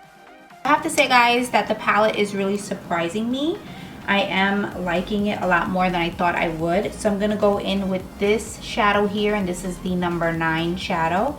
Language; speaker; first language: English; native; English